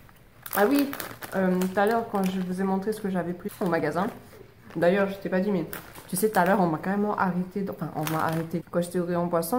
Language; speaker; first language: French; native; French